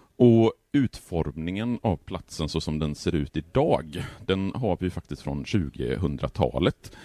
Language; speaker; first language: Swedish; native; Swedish